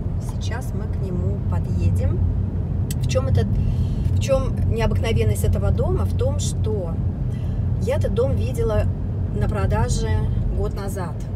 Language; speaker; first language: Russian; native; Russian